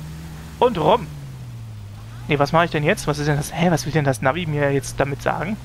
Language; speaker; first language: German; native; German